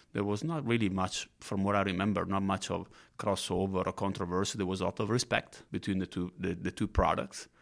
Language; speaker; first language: English; non-native, fluent; Italian